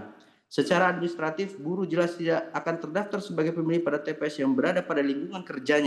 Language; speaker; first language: Indonesian; native; Indonesian